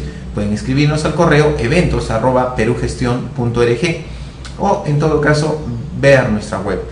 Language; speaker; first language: Spanish; native; Spanish